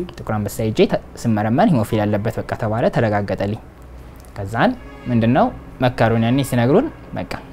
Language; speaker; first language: Amharic; native; Amharic